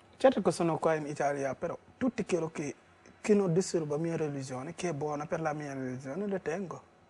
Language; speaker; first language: Italian; non-native, fluent; Wolof